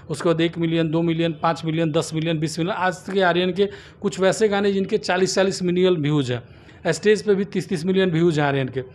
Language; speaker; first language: Hindi; native; Hindi